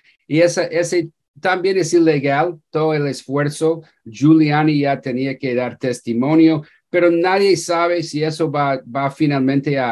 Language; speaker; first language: Spanish; non-native, fluent; English